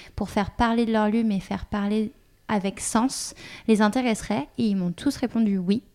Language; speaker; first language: French; native; French